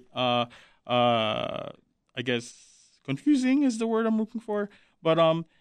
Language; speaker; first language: English; non-native, local second language; Filipino